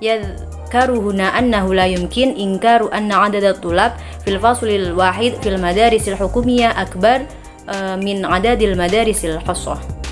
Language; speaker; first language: Arabic; non-native, learner; Indonesian